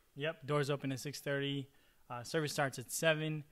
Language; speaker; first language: English; early bilingual, other home language; Chavacano